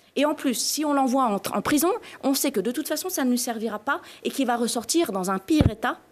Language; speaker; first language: French; native; French